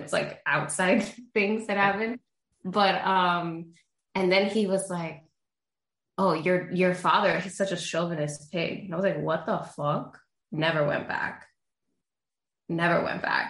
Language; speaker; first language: English; early bilingual, other home language; Spanish